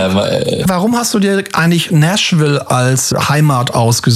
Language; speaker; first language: German; native; German